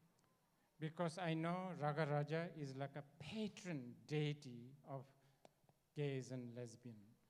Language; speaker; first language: English; non-native, learner; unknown